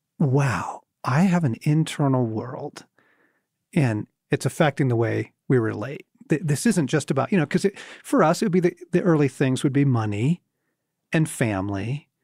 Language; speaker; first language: English; native; English